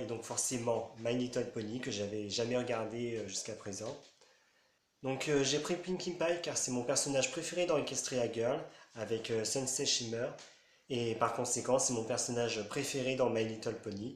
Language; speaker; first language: French; native; French